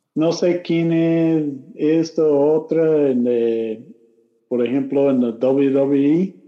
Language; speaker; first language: Spanish; non-native, learner; English